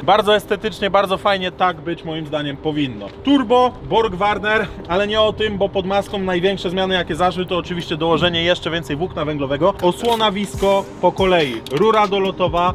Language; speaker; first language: Polish; native; Polish